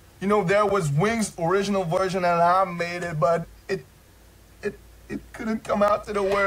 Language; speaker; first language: English; non-native, fluent; Korean